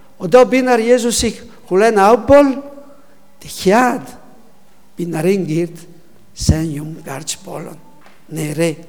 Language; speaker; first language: Mongolian; non-native, learner; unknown